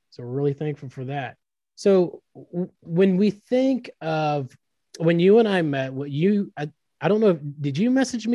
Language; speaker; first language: English; native; English